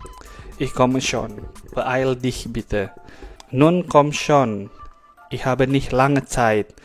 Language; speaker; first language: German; non-native, fluent; Indonesian